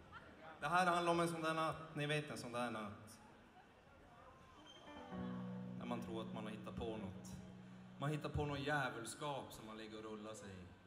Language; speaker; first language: Swedish; native; Swedish